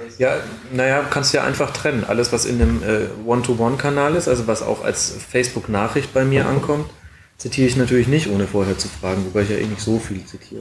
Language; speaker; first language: German; native; German